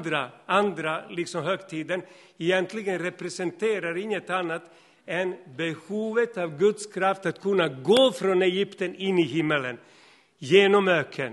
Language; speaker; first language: Swedish; non-native, fluent; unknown